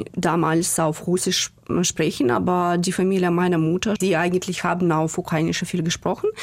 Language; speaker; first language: German; non-native, fluent; Ukrainian